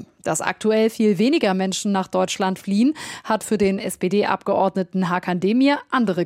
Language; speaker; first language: German; native; German